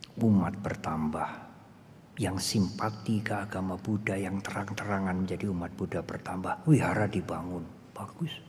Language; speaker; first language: Indonesian; non-native, local second language; Javanese